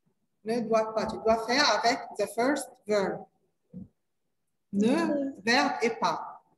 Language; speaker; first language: French; non-native, learner; Arabic